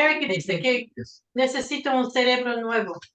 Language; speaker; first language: Spanish; non-native, fluent; Portuguese